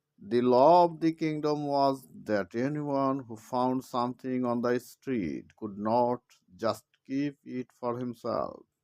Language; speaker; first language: English; non-native, local second language; Bangla